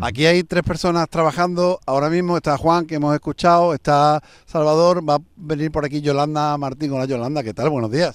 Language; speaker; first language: Spanish; native; Spanish